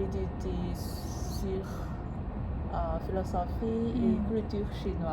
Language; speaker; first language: French; non-native, learner; English